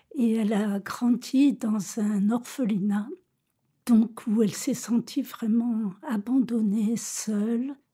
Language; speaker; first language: French; native; French